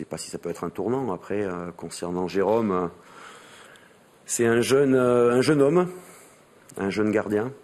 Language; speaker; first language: French; native; French